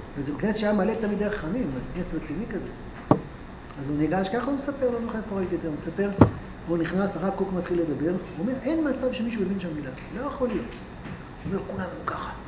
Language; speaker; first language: Hebrew; native; Hebrew